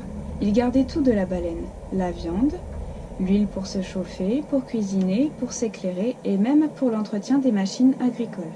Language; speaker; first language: French; native; French